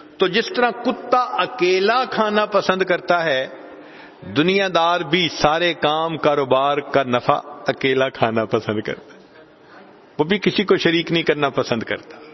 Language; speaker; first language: Urdu; non-native, local second language; Punjabi